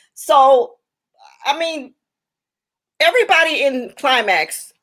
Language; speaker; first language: English; native; English